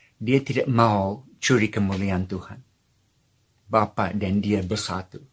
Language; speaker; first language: Indonesian; non-native, fluent; English